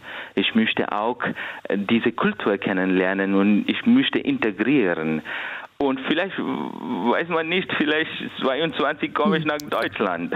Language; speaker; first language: German; non-native, fluent; Kannada